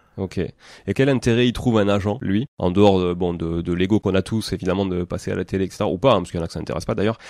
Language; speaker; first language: French; native; French